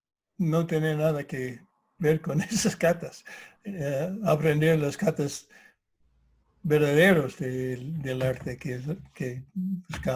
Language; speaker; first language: Spanish; non-native, fluent; English